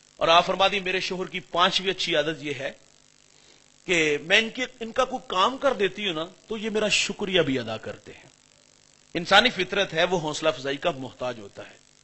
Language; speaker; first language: Urdu; non-native, local second language; Punjabi